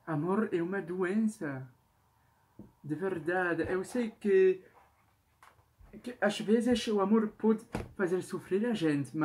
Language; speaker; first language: Portuguese; non-native, learner; French